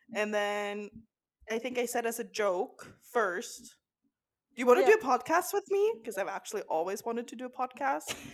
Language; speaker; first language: English; non-native, fluent; Norwegian